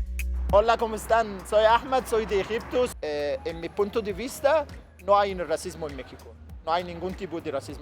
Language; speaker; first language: Spanish; non-native, fluent; Arabic